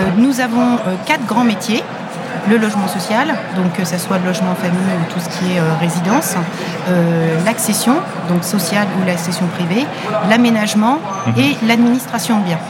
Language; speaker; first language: French; native; French